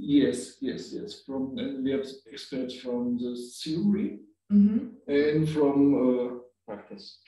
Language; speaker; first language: English; non-native, learner; German